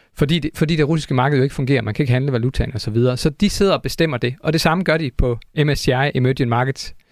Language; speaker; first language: Danish; native; Danish